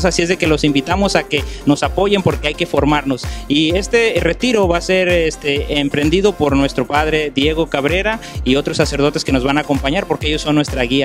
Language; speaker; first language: Spanish; native; Spanish